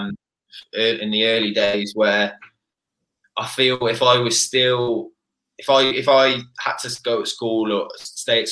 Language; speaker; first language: English; native; English